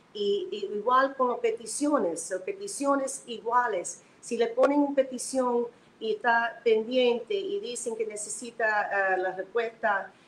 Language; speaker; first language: Spanish; early bilingual, heritage; Spanish